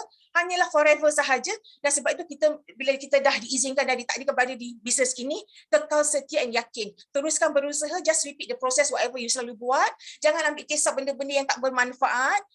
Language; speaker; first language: Malay; native; Malay